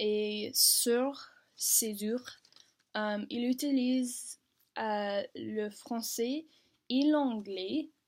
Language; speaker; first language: French; non-native, learner; English